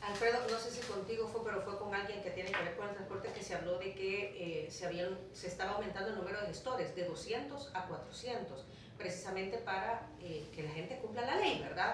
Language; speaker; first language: Spanish; native; Spanish